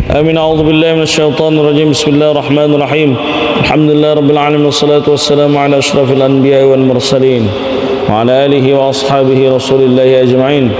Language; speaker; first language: Malay; native; Malay